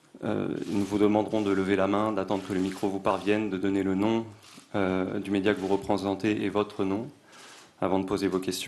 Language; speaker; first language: French; native; French